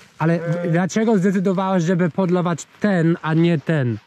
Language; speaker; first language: Polish; non-native, learner; English